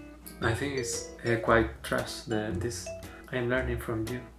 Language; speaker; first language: English; non-native, learner; Spanish